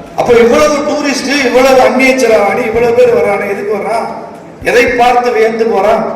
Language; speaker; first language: Tamil; non-native, local second language; Telugu